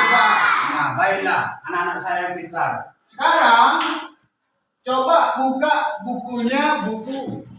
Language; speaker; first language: Indonesian; native; Indonesian